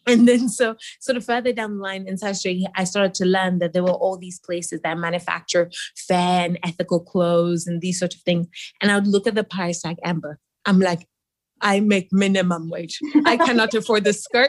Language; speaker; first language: English; non-native, local second language; Yoruba